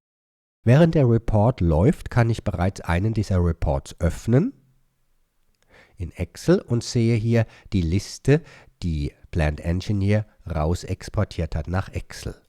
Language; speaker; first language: German; native; German